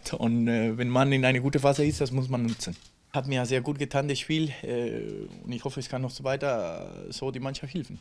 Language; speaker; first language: German; non-native, fluent; Spanish